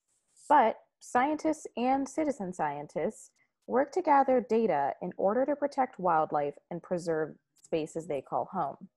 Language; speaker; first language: English; native; English